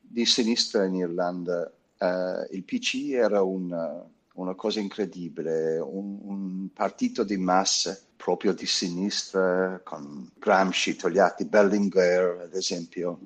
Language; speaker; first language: Italian; non-native, fluent; English